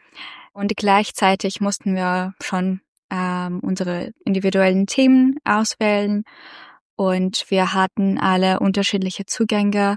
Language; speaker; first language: German; non-native, fluent; Russian